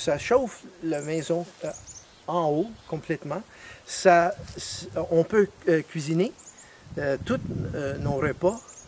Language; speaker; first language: French; non-native, fluent; English